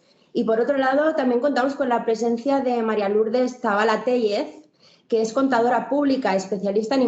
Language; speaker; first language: Spanish; native; Spanish